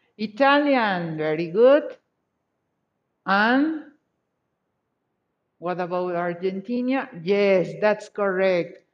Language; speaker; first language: English; non-native, fluent; Spanish